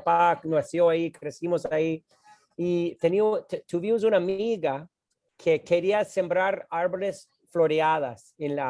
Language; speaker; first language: Spanish; non-native, fluent; English